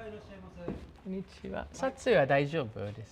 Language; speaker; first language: Japanese; non-native, learner; English